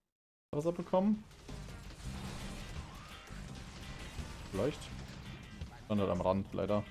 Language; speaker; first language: German; native; German